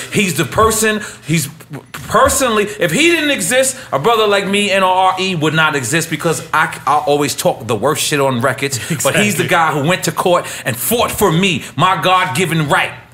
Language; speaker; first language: English; native; English